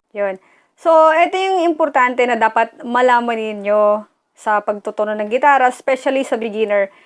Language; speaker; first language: Filipino; native; Filipino